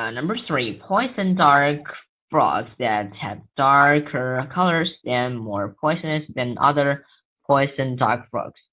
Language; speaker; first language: English; non-native, learner; Chinese